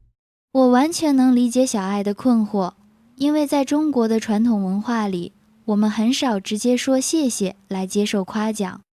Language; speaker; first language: Chinese; native; Chinese